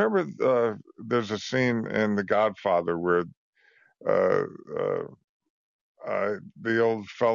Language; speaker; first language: English; native; English